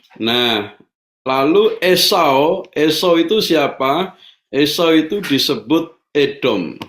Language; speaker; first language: Indonesian; native; Indonesian